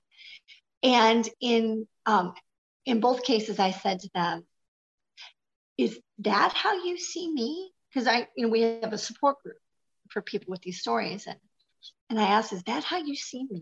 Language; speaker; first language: English; native; English